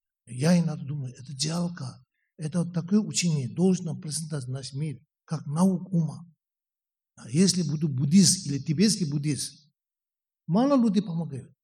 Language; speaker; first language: Russian; non-native, learner; Tibetan